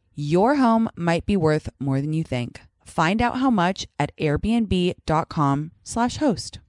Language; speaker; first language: English; native; English